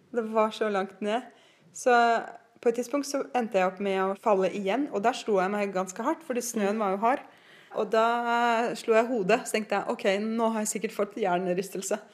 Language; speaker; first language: Norwegian; non-native, fluent; Russian